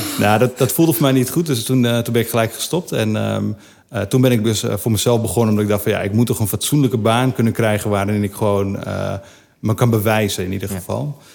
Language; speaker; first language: Dutch; native; Dutch